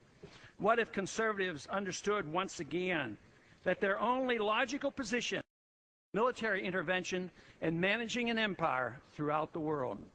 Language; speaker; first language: English; native; English